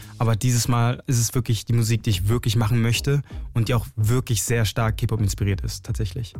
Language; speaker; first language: German; early bilingual, other home language; Chinese